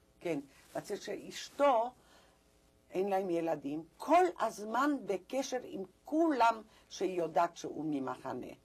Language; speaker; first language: Hebrew; non-native, fluent; Polish